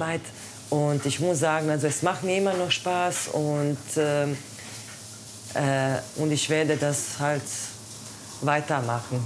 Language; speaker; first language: German; non-native, fluent; Croatian